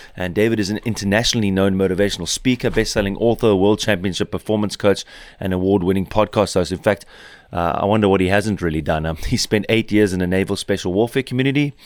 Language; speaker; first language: English; native; English